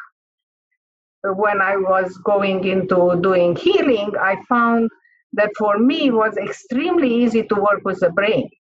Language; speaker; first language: English; non-native, fluent; Hungarian